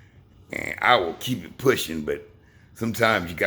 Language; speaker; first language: English; native; English